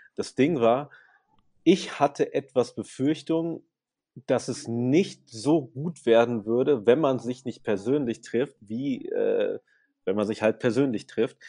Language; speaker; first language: German; native; German